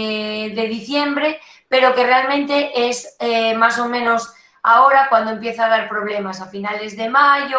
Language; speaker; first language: Spanish; native; Spanish